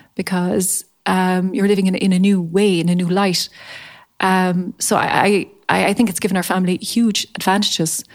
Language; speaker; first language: English; native; English